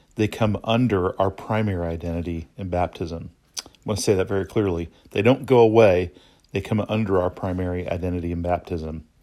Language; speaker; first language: English; native; English